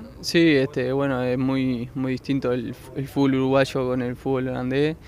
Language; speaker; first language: Spanish; native; Spanish